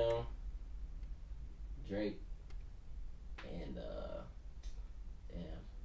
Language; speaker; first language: English; native; English